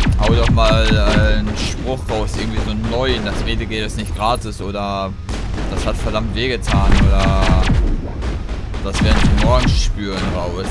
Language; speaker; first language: German; native; German